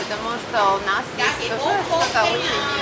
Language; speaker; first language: Russian; non-native, fluent; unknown